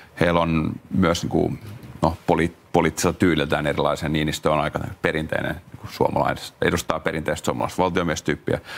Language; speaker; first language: Finnish; native; Finnish